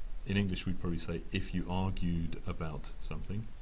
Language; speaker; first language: English; native; English